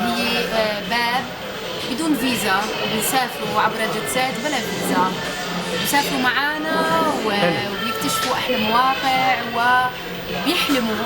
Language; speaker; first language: Arabic; native; Arabic